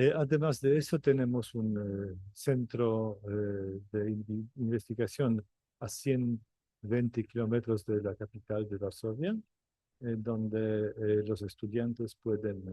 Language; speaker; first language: Spanish; non-native, fluent; Polish